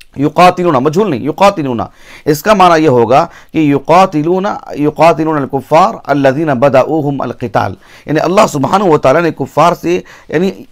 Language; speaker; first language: Urdu; native; Urdu